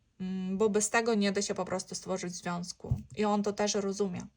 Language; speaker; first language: Polish; non-native, learner; Ukrainian